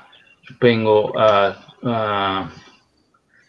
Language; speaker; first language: Japanese; non-native, learner; Spanish